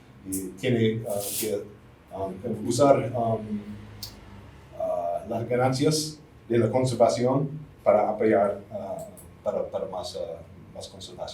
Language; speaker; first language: Spanish; non-native, fluent; English